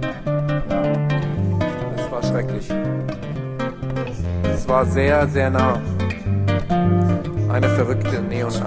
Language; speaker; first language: German; non-native, learner; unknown